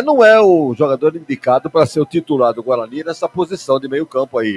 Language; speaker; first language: Portuguese; native; Portuguese